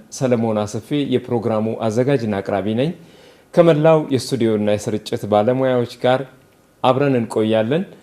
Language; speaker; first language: Amharic; native; Amharic